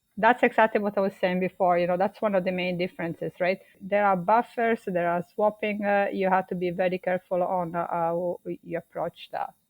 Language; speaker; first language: English; non-native, fluent; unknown